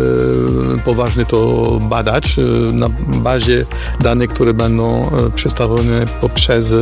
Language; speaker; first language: Polish; non-native, fluent; French